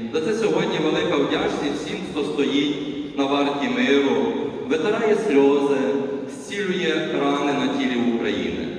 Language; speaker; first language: Ukrainian; native; Ukrainian